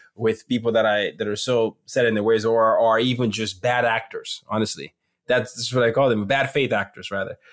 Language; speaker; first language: English; non-native, local second language; Yoruba